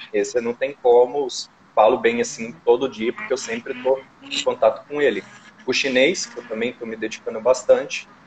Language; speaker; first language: Portuguese; native; Portuguese